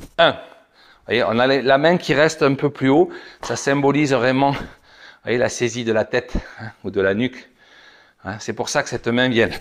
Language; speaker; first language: French; native; French